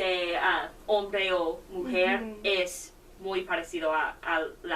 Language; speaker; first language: Spanish; non-native, learner; English